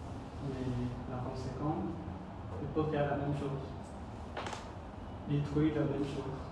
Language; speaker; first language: French; non-native, learner; Khmer